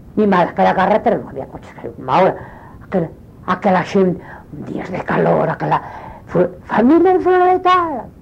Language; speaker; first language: Spanish; non-native, local second language; Galician